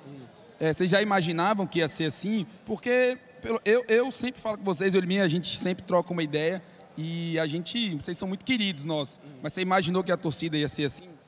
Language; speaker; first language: Portuguese; native; Portuguese